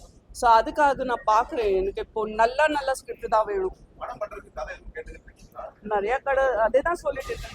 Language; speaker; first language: Tamil; non-native, fluent; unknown